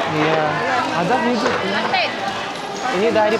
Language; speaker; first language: Indonesian; non-native, learner; Malayalam